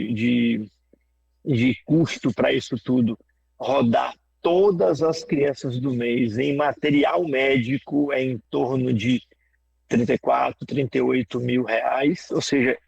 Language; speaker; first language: Portuguese; native; Portuguese